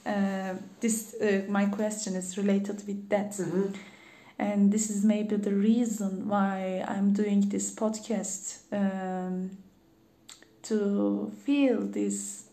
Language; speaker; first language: English; non-native, learner; Turkish